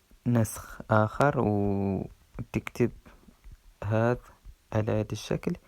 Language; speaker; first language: Arabic; native; Arabic